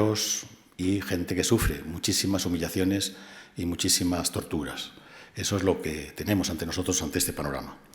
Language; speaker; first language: Spanish; native; Spanish